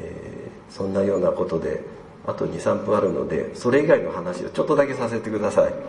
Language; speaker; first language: Japanese; native; Japanese